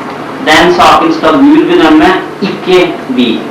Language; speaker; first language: Norwegian; non-native, fluent; Urdu